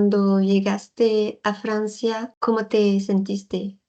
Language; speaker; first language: Spanish; non-native, fluent; French